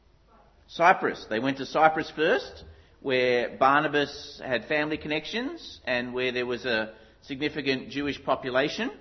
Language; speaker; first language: English; native; English